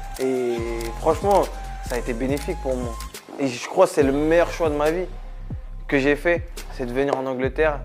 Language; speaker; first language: French; early bilingual, other home language; Arabic